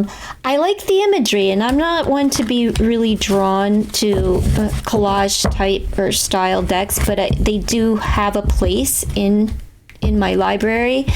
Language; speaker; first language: English; native; English